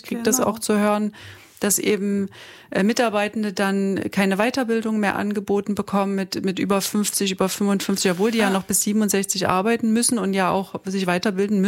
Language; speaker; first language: German; native; German